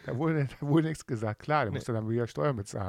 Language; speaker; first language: German; native; German